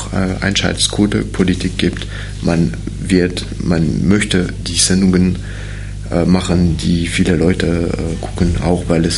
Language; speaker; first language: German; non-native, fluent; French